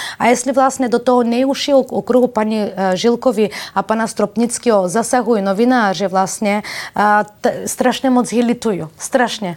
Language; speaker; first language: Czech; non-native, fluent; Bulgarian